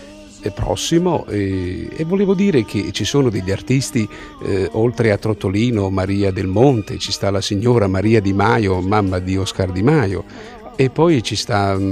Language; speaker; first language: Italian; native; Italian